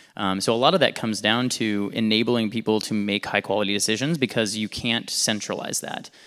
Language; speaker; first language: English; native; English